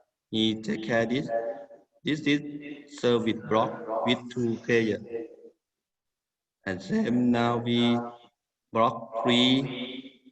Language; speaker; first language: English; non-native, learner; Thai